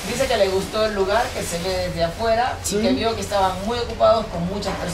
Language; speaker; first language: Spanish; native; Spanish